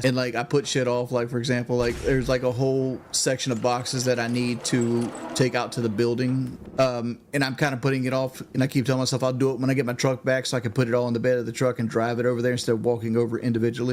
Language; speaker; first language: English; native; English